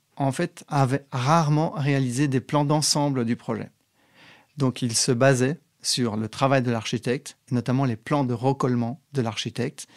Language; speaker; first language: French; native; French